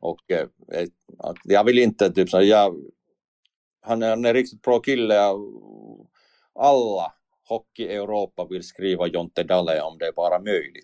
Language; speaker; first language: Swedish; non-native, learner; Finnish